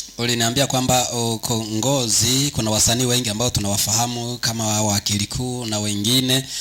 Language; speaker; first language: Swahili; non-native, local second language; Rundi